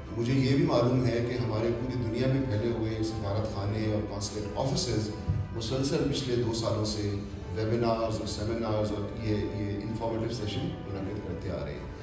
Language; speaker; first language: Urdu; native; Urdu